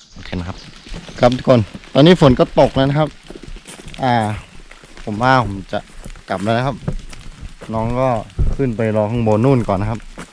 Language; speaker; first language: Thai; non-native, local second language; Karen languages